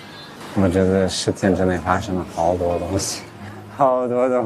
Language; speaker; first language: Chinese; non-native, fluent; English